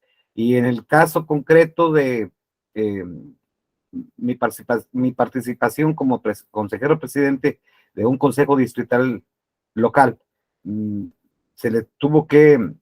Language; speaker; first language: Spanish; native; Spanish